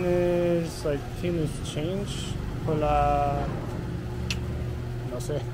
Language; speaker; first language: Spanish; non-native, learner; English